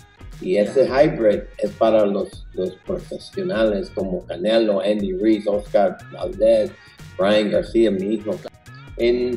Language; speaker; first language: Spanish; early bilingual, heritage; Spanish